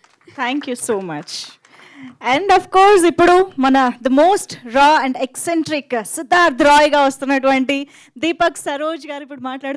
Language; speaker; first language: Telugu; native; Telugu